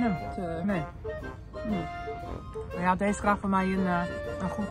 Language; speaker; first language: Dutch; native; Dutch